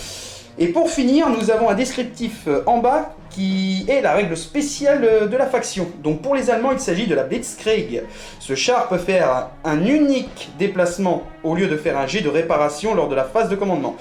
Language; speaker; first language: French; native; French